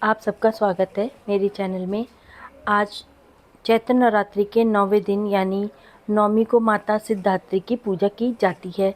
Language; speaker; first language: Hindi; native; Hindi